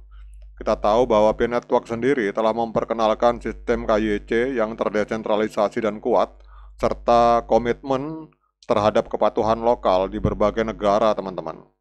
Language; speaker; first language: Indonesian; native; Indonesian